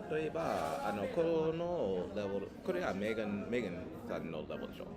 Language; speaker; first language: Japanese; non-native, learner; English